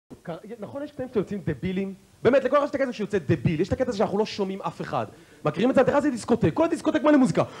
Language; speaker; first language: Hebrew; native; Hebrew